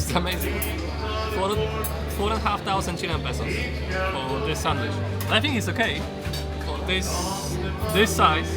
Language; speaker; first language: English; non-native, fluent; Polish